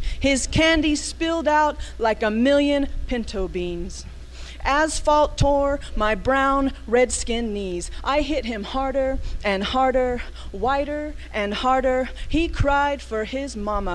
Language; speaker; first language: English; native; English